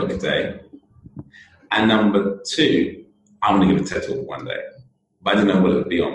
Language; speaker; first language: English; native; English